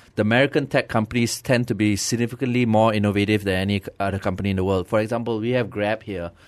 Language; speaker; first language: English; non-native, local second language; Tamil